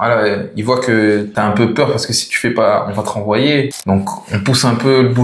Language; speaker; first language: French; native; French